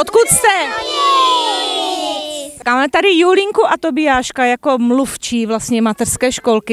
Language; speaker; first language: Czech; native; Czech